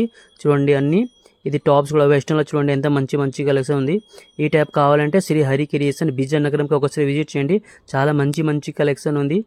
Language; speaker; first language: Telugu; non-native, local second language; Hindi